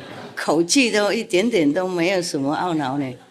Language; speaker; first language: Chinese; non-native, fluent; Vietnamese